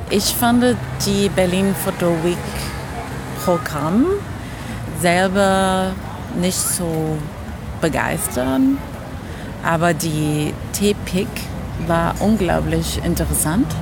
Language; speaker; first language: German; non-native, fluent; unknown